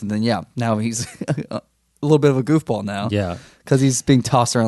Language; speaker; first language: English; native; English